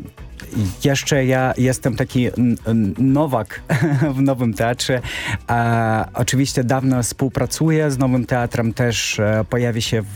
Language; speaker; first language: Polish; non-native, learner; Belarusian